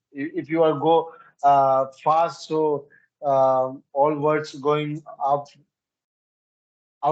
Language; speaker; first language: English; non-native, learner; Hindi